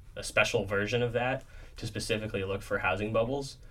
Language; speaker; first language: English; native; English